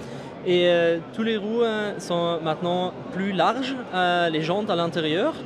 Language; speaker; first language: French; non-native, fluent; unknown